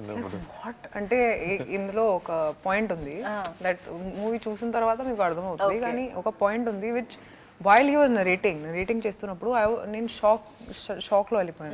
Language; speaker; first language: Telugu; non-native, local second language; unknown